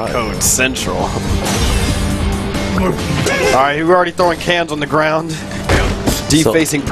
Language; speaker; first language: English; native; English